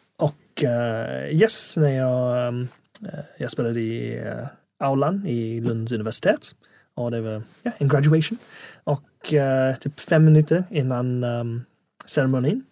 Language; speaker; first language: Swedish; non-native, fluent; English